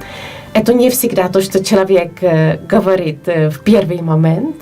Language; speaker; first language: Russian; non-native, fluent; Polish